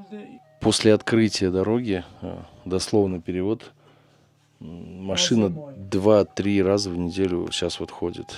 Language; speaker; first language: Russian; native; Russian